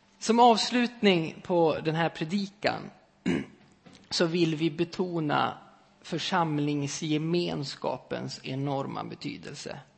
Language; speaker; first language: Swedish; native; Swedish